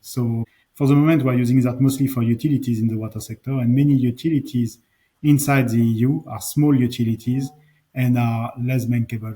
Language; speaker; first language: English; non-native, fluent; French